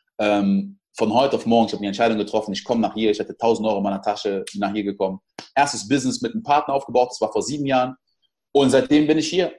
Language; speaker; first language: German; early bilingual, other home language; French